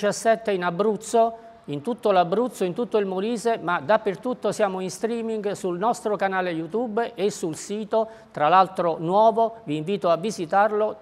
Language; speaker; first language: Italian; native; Italian